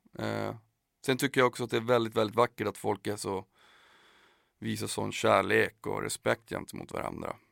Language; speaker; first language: Swedish; native; Swedish